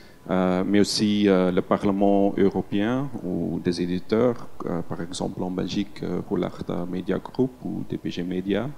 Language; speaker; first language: French; non-native, local second language; Dutch